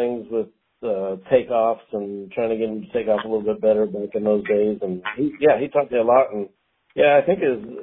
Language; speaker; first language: English; native; English